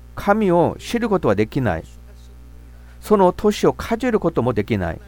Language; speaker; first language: Japanese; non-native, fluent; Korean